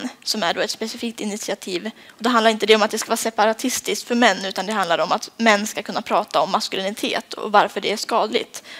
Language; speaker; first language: Swedish; native; Swedish